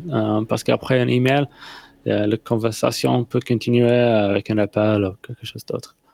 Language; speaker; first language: French; non-native, learner; English